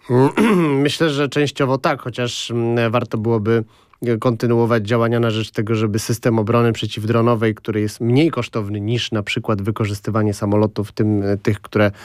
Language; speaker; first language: Polish; native; Polish